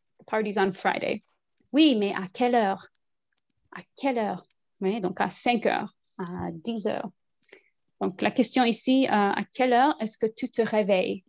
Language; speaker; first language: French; non-native, fluent; English